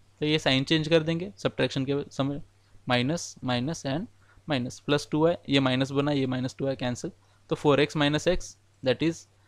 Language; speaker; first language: Hindi; non-native, local second language; Marathi